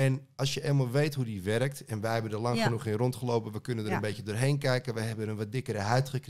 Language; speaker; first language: Dutch; native; Dutch